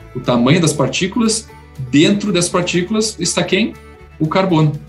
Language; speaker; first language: Portuguese; non-native, fluent; English